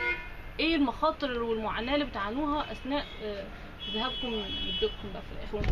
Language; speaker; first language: Arabic; native; Arabic